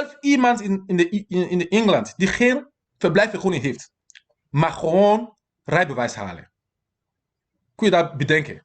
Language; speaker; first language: Dutch; non-native, fluent; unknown